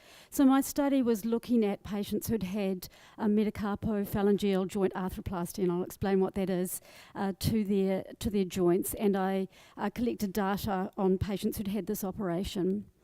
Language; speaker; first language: English; native; English